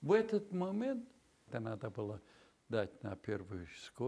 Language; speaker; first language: Russian; non-native, local second language; Azerbaijani